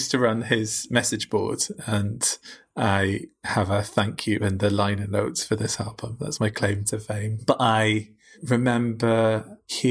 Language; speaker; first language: English; native; English